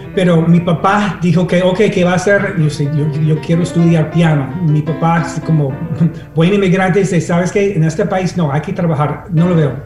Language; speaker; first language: Spanish; non-native, fluent; English